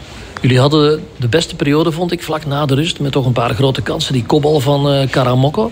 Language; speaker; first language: Dutch; native; Dutch